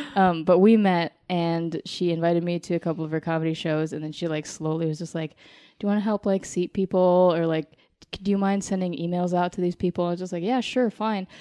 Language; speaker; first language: English; native; English